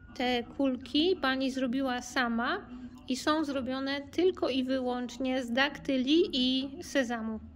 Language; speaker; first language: Polish; native; Polish